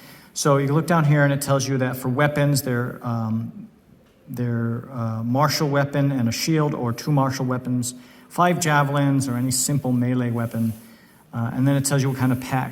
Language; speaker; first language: English; native; English